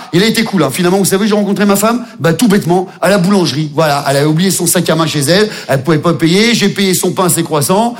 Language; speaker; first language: French; native; French